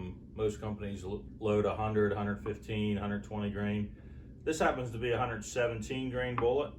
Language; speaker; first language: English; native; English